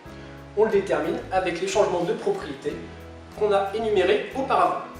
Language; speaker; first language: French; native; French